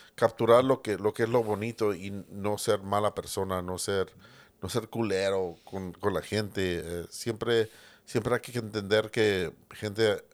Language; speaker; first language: Spanish; early bilingual, heritage; Spanish